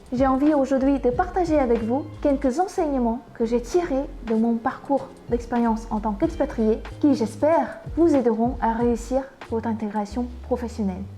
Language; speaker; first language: French; non-native, fluent; Vietnamese